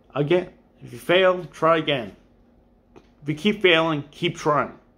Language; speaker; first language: English; native; English